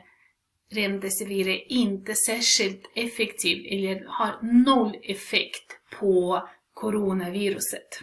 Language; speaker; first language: Swedish; non-native, fluent; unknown